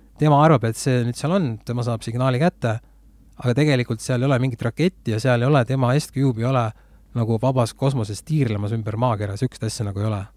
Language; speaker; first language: Estonian; native; Estonian